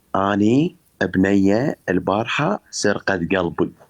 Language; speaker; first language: Arabic; native; Arabic